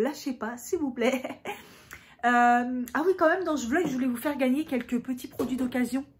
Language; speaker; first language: French; native; French